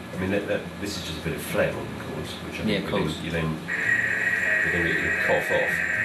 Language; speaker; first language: English; native; English